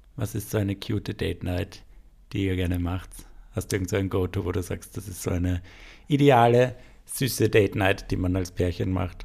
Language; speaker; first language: German; native; German